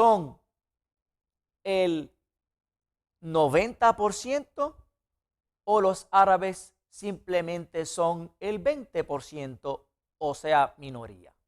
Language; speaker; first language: Spanish; non-native, fluent; Arabic